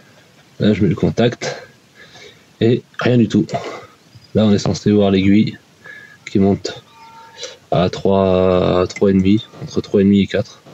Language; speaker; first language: French; native; French